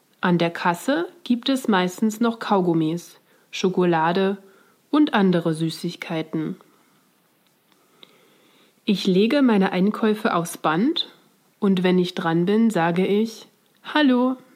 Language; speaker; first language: German; non-native, fluent; Swiss German